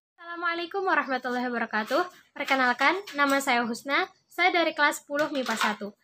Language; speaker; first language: English; non-native, learner; Indonesian